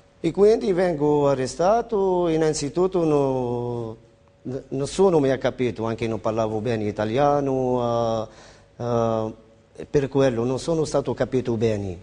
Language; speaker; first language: Italian; non-native, fluent; Arabic